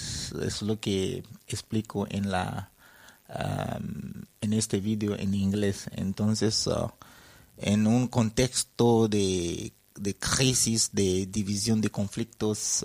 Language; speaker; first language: Spanish; non-native, fluent; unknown